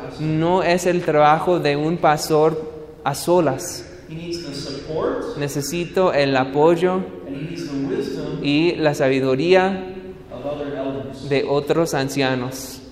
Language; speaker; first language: Spanish; non-native, learner; English